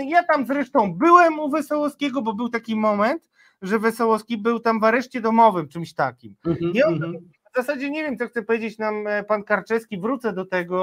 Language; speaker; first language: Polish; native; Polish